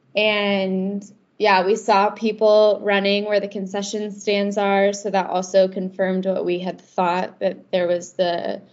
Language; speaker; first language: English; native; English